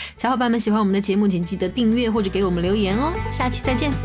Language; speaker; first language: Chinese; native; Chinese